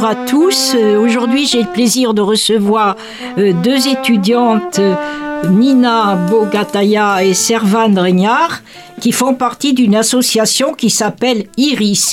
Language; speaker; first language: French; native; French